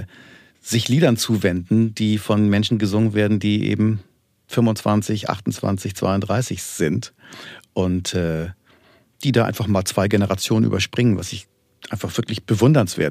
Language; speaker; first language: German; native; German